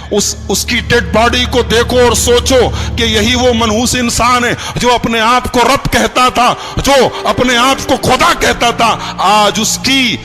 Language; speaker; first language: Urdu; native; Urdu